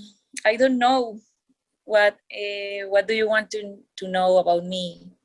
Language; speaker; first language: English; non-native, learner; Spanish